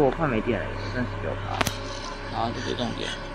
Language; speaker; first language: Chinese; native; Chinese